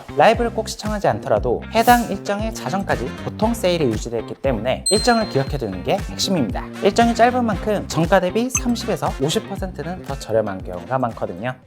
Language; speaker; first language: Korean; native; Korean